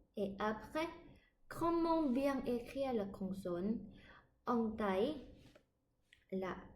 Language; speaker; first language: French; non-native, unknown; Thai